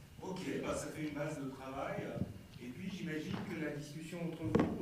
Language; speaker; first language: French; native; French